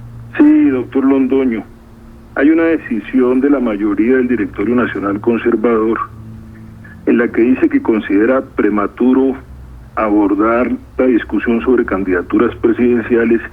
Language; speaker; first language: Spanish; native; Spanish